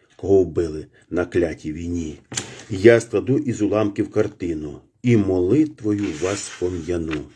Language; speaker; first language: Ukrainian; native; Ukrainian